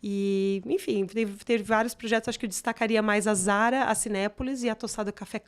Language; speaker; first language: Portuguese; native; Portuguese